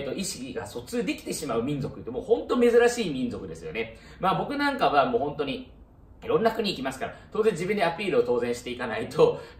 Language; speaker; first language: Japanese; early bilingual, other home language; Chinese